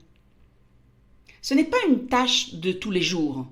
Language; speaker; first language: French; native; French